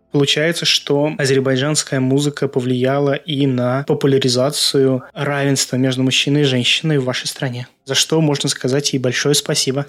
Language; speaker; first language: Russian; non-native, local second language; Azerbaijani